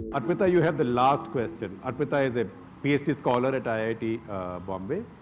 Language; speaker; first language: English; non-native, local second language; Hindi